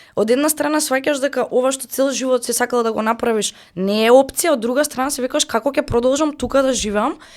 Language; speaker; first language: Macedonian; native; Macedonian